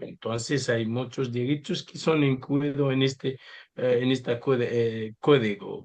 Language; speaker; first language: Spanish; non-native, learner; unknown